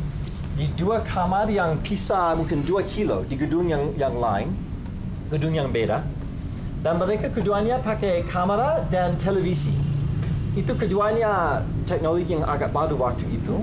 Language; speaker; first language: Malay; non-native, fluent; English